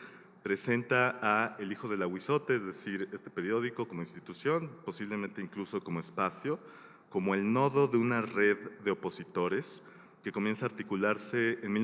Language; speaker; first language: Spanish; native; Spanish